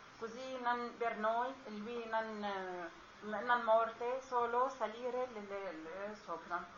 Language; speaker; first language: Italian; non-native, learner; Arabic